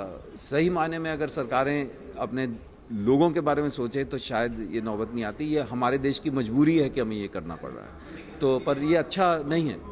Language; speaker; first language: Hindi; native; Hindi